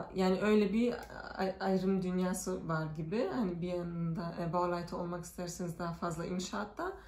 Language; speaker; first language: Turkish; early bilingual, heritage; Turkish